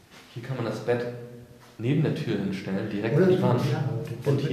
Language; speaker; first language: German; native; German